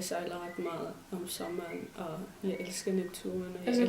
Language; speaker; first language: Danish; non-native, local second language; Kalaallisut